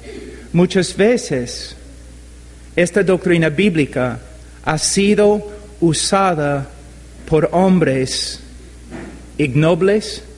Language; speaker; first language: Spanish; non-native, fluent; English